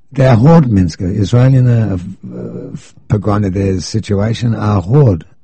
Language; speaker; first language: Danish; non-native, learner; English